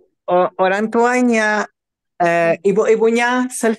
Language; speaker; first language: Indonesian; non-native, learner; Spanish